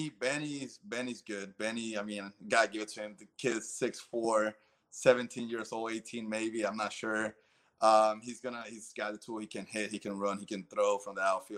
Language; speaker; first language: English; early bilingual, other home language; Spanish